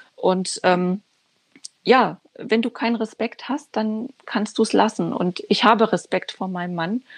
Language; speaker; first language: German; native; German